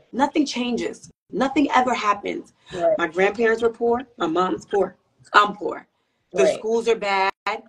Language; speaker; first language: English; native; English